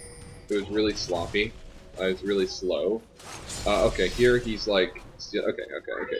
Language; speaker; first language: English; native; English